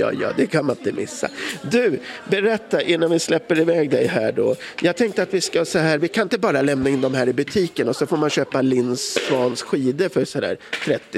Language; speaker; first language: Swedish; native; Swedish